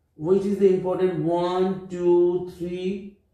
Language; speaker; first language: English; non-native, local second language; Bangla